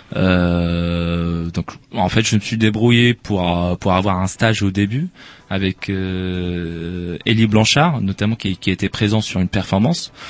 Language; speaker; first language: French; non-native, local second language; Arabic